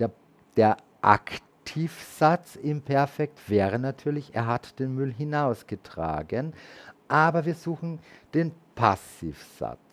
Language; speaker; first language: German; native; German